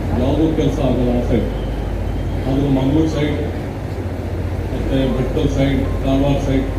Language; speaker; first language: Kannada; non-native, local second language; Urdu